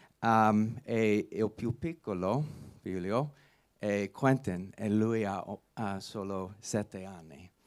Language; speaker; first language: Italian; non-native, learner; English